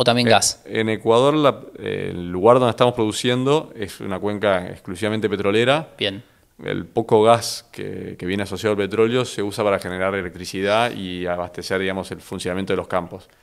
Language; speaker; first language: Spanish; native; Spanish